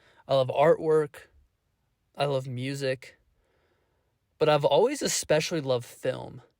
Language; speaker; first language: English; native; English